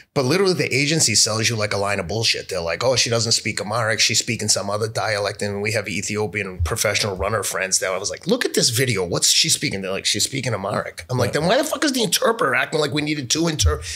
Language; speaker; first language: English; native; English